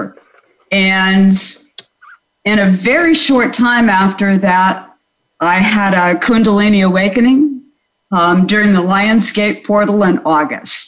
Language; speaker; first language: English; native; English